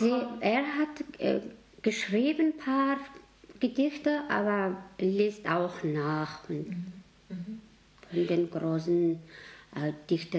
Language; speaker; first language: German; non-native, learner; Mongolian